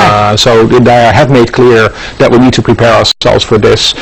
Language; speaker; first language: English; non-native, fluent; Dutch